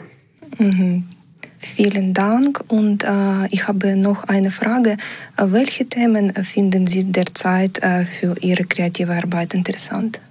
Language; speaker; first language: German; non-native, learner; Ukrainian